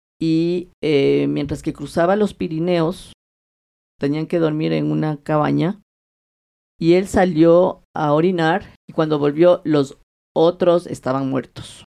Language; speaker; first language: Spanish; native; Spanish